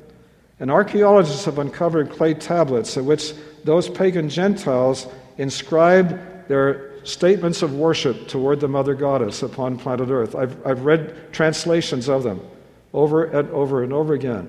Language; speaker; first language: English; native; English